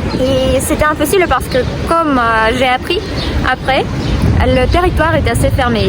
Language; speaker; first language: French; non-native, fluent; Russian